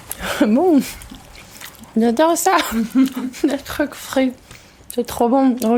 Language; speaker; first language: French; early bilingual, heritage; Hebrew